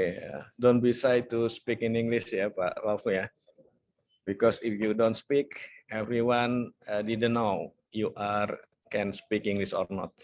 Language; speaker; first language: English; non-native, fluent; Indonesian